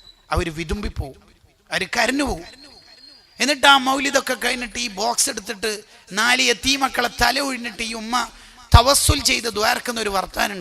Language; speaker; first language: Malayalam; native; Malayalam